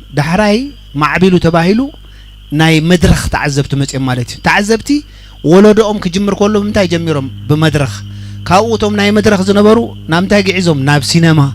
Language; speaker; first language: Tigrinya; native; Tigrinya